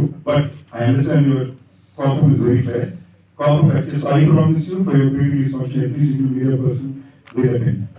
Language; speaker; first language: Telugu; non-native, fluent; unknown